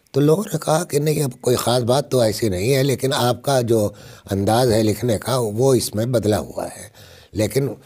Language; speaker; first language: Urdu; native; Urdu